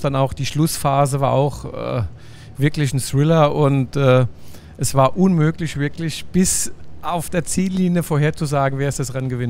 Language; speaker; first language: German; native; German